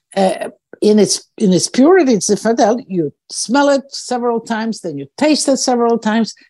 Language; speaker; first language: English; early bilingual, other home language; Croatian